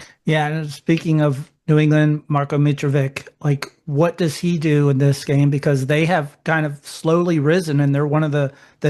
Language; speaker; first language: English; native; English